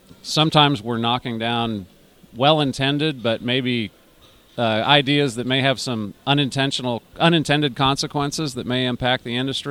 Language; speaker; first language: English; native; English